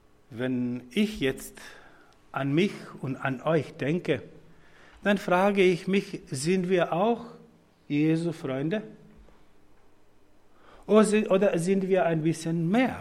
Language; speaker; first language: German; non-native, fluent; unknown